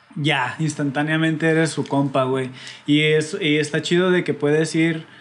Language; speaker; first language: Spanish; native; Spanish